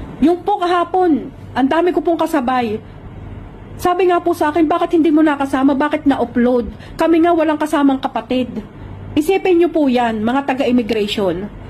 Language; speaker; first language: Filipino; native; Filipino